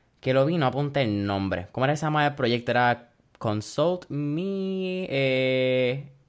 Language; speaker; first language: Spanish; early bilingual, heritage; Spanish